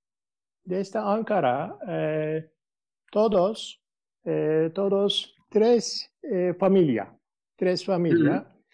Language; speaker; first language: Spanish; non-native, learner; Turkish